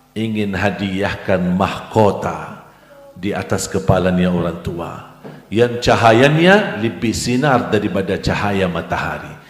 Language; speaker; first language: Indonesian; non-native, fluent; Arabic